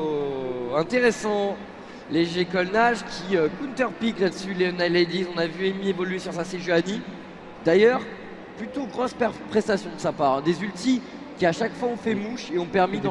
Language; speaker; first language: French; native; French